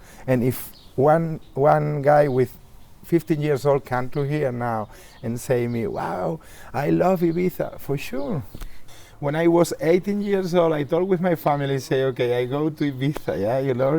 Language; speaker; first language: English; non-native, learner; Spanish